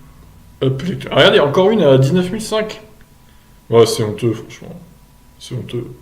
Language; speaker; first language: French; native; French